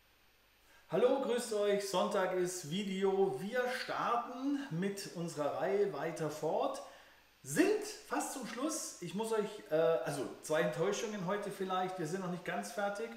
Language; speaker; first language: German; native; German